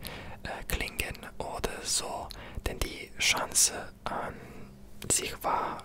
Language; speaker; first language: German; non-native, learner; English